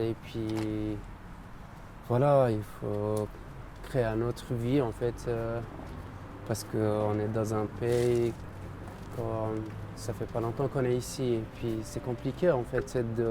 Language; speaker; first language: French; non-native, fluent; Persian